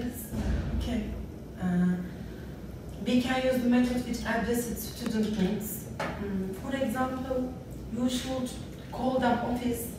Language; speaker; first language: English; non-native, learner; Turkish